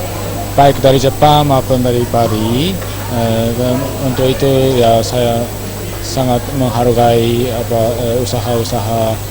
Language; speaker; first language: Indonesian; non-native, fluent; Japanese